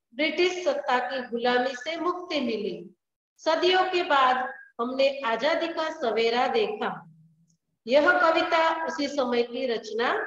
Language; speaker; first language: Hindi; non-native, local second language; Gujarati